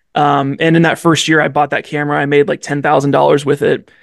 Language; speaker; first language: English; native; English